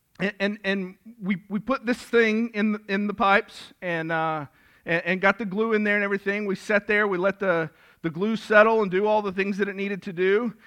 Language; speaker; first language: English; native; English